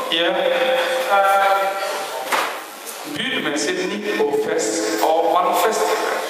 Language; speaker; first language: Swedish; non-native, learner; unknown